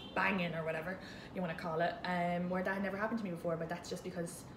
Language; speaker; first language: English; native; English